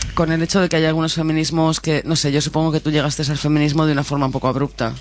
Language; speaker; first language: Spanish; native; Spanish